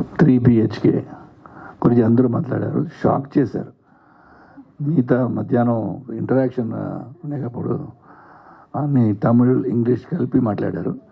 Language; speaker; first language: Telugu; non-native, learner; Tamil